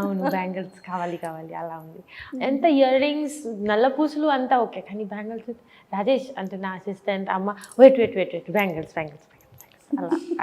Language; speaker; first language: Telugu; non-native, learner; Bangla